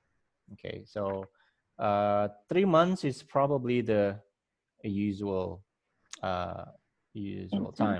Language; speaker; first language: English; non-native, fluent; Indonesian